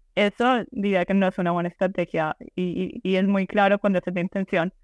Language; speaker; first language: Spanish; early bilingual, heritage; Spanish